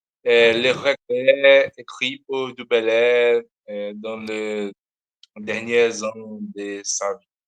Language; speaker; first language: French; non-native, learner; Portuguese